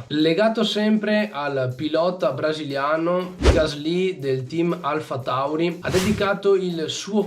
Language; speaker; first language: Italian; native; Italian